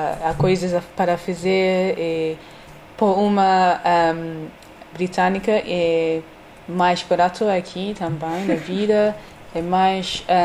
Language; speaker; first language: Portuguese; non-native, learner; English